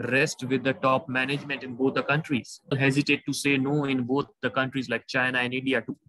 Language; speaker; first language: English; non-native, local second language; Hindi